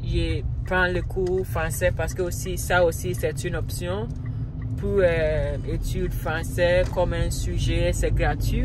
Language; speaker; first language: French; non-native, learner; Akan